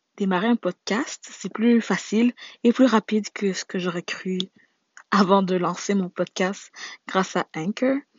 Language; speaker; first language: French; native; French